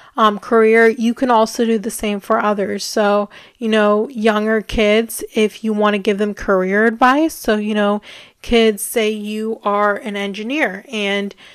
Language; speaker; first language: English; native; English